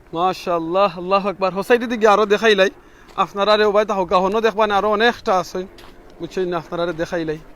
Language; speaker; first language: Bangla; native; Bangla